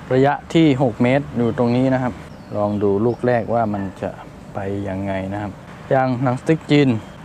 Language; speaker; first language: Thai; native; Thai